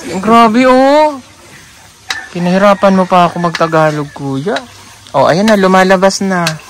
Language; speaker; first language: Filipino; non-native, local second language; Cebuano